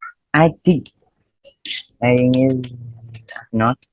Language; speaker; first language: English; non-native, learner; Vietnamese